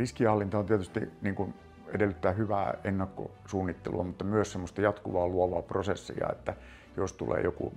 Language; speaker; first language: Finnish; native; Finnish